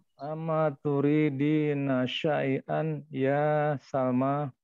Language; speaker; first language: Arabic; non-native, learner; Indonesian